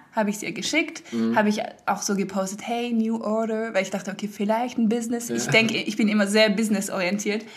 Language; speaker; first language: German; early bilingual, heritage; French